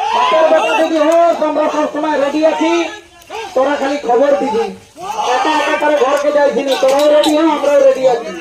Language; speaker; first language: Bangla; non-native, local second language; Santali